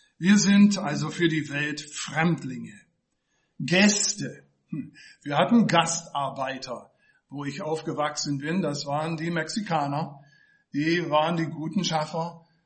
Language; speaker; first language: German; non-native, fluent; English